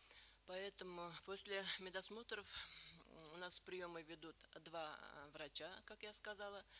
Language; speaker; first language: Russian; native; Russian